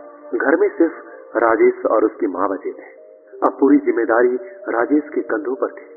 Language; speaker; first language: Hindi; native; Hindi